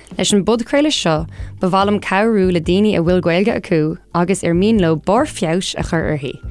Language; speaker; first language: Irish; non-native, local second language; English